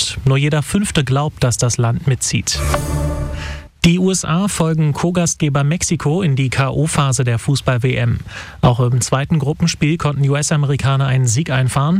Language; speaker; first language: German; native; German